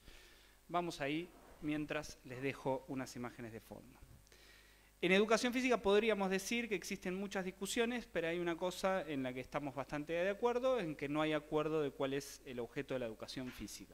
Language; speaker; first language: Spanish; native; Spanish